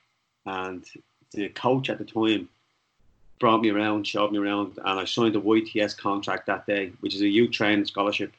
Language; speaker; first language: English; native; English